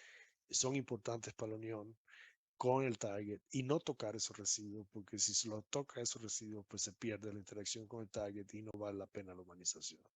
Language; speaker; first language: Spanish; native; Spanish